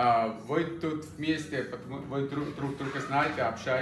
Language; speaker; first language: Russian; non-native, fluent; German